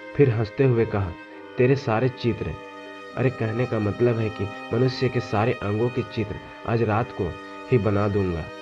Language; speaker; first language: Hindi; native; Hindi